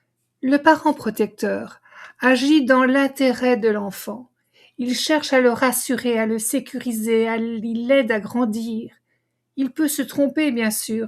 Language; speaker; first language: French; native; French